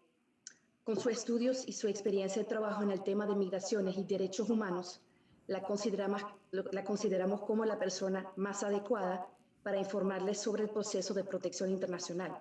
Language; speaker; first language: Spanish; non-native, fluent; Dutch